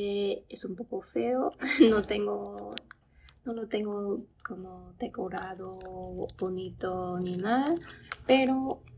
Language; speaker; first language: Spanish; non-native, fluent; English